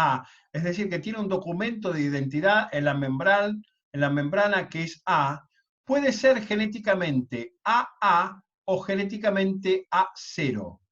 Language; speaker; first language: Spanish; native; Spanish